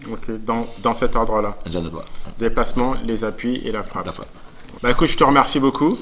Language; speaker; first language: French; native; French